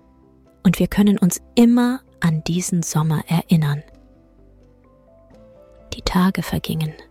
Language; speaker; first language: German; native; German